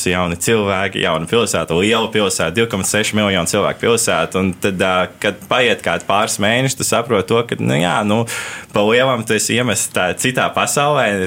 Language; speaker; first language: Latvian; native; Latvian